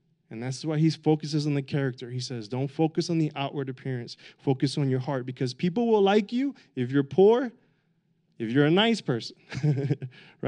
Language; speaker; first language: English; early bilingual, other home language; Spanish